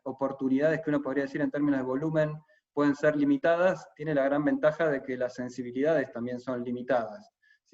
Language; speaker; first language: Spanish; native; Spanish